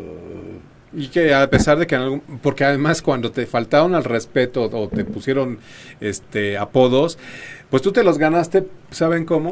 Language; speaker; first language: Spanish; native; Spanish